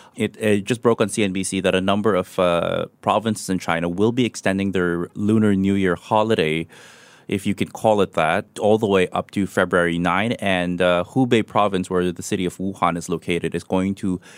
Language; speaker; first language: English; non-native, local second language; Filipino